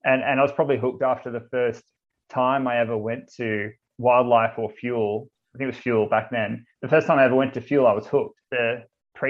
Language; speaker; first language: English; native; English